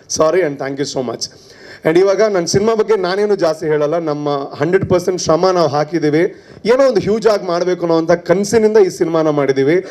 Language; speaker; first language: Kannada; non-native, local second language; Tulu